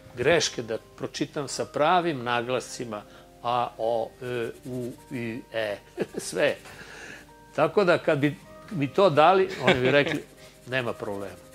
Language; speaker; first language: Serbian; native; Serbian